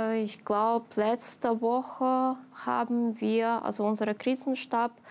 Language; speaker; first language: German; non-native, fluent; Ukrainian